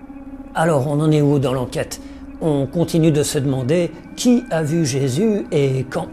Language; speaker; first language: French; native; French